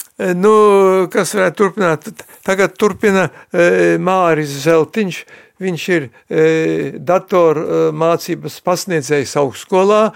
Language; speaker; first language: Latvian; native; Latvian